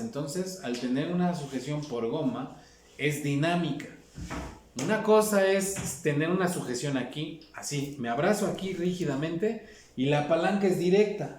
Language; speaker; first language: Spanish; native; Spanish